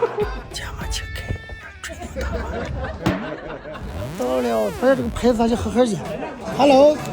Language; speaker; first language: Chinese; native; Chinese